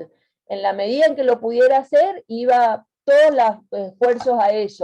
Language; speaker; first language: Spanish; native; Spanish